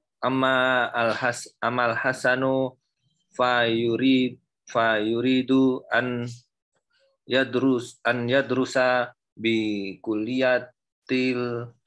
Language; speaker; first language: Arabic; non-native, learner; Indonesian